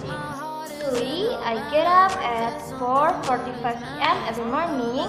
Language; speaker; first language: English; non-native, learner; Indonesian